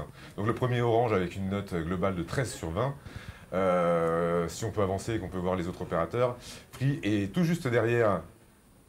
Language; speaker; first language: French; native; French